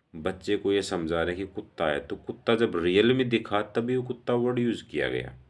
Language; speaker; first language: Hindi; native; Hindi